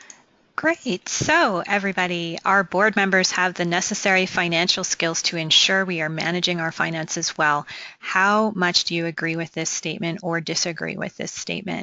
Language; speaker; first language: English; native; English